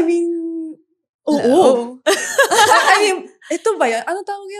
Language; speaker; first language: Filipino; non-native, learner; Japanese